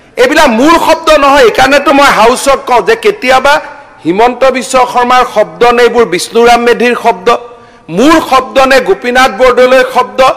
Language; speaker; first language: Assamese; native; Assamese